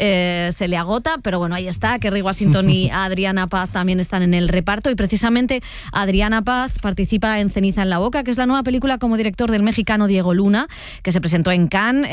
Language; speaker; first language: Spanish; native; Spanish